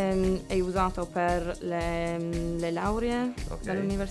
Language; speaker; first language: Italian; non-native, learner; English